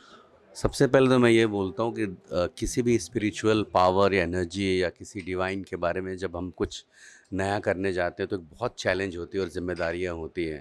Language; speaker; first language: Hindi; native; Hindi